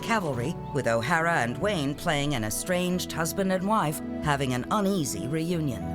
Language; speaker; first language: English; native; English